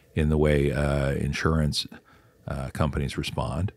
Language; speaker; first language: English; native; English